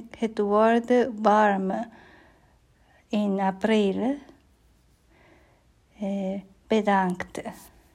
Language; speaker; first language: Dutch; non-native, learner; German